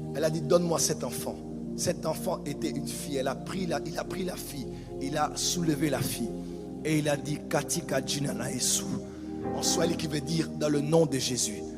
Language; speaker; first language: French; non-native, local second language; Lingala